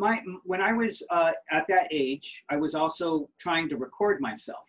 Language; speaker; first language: English; native; English